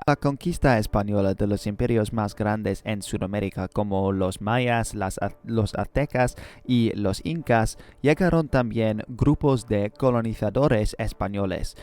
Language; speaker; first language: Spanish; non-native, learner; English